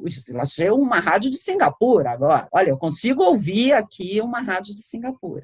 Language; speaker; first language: Portuguese; native; Portuguese